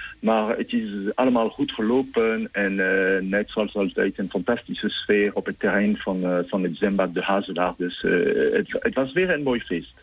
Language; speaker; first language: Dutch; non-native, fluent; French